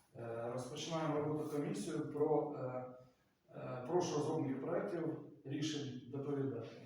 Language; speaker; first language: Ukrainian; native; Ukrainian